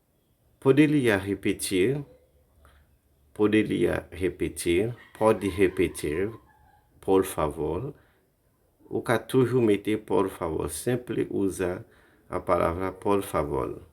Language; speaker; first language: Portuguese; non-native, learner; Haitian Creole